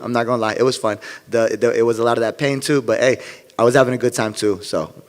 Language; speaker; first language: English; native; English